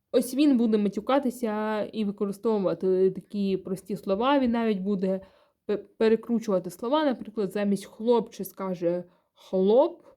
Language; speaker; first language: Ukrainian; non-native, local second language; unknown